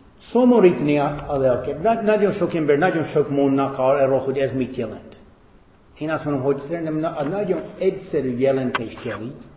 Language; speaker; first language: Hungarian; non-native, fluent; English